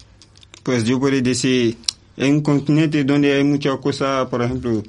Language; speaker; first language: Spanish; non-native, fluent; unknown